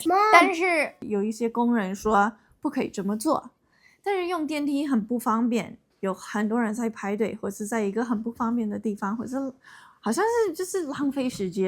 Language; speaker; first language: Chinese; non-native, fluent; English